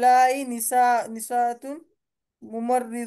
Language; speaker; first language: Arabic; non-native, learner; Urdu